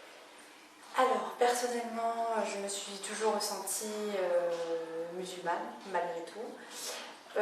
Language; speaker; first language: French; native; French